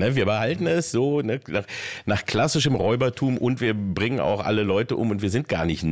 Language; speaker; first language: German; native; German